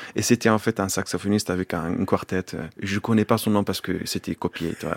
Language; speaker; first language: French; non-native, fluent; Arabic